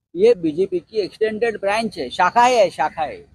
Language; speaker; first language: Hindi; non-native, local second language; Marathi